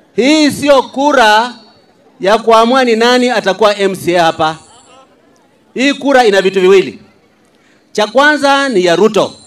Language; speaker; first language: Swahili; non-native, local second language; Luyia